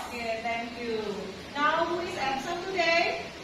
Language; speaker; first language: English; non-native, fluent; Indonesian